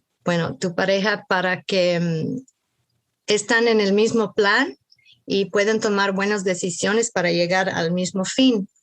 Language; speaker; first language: Spanish; early bilingual, heritage; Spanish